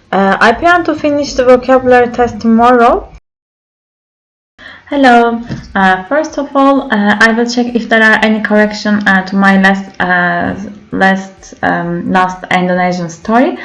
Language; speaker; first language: English; non-native, learner; Turkish